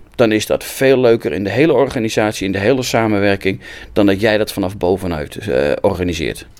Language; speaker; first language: Dutch; native; Dutch